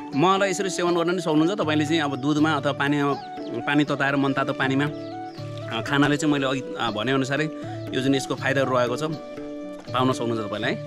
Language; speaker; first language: Nepali; non-native, local second language; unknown